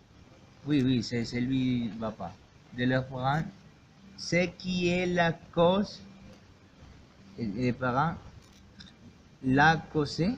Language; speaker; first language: French; non-native, learner; Spanish